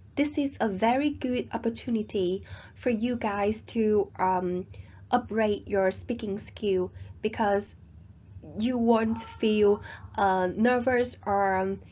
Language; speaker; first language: English; non-native, fluent; Vietnamese